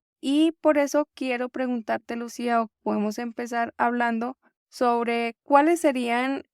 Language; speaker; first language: Spanish; native; Spanish